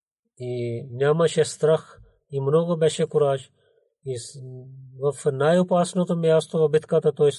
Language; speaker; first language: Bulgarian; non-native, fluent; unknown